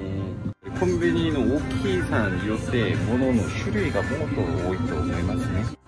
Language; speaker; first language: Japanese; non-native, learner; Korean